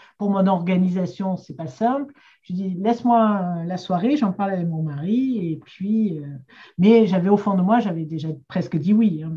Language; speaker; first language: French; native; French